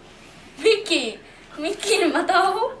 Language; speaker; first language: Japanese; native; Japanese